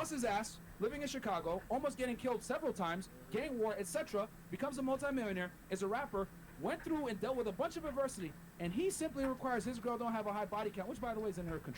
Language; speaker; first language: English; native; English